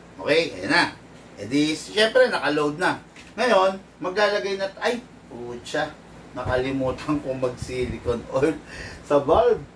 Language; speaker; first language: Filipino; native; Filipino